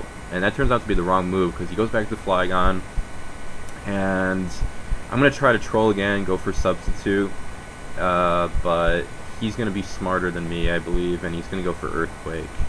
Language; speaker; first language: English; native; English